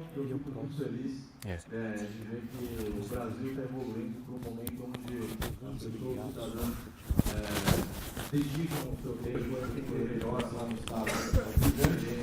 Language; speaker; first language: Portuguese; native; Portuguese